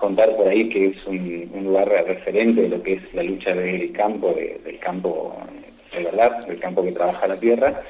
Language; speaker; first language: Spanish; native; Spanish